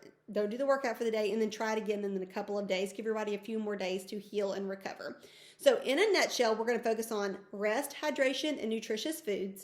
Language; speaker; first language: English; native; English